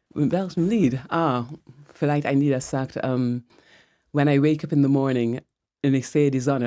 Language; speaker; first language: German; non-native, fluent; English